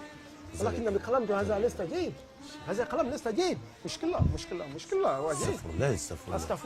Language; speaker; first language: Arabic; non-native, learner; Wolof